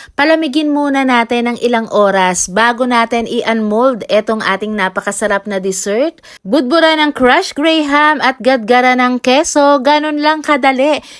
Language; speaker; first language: Filipino; native; Filipino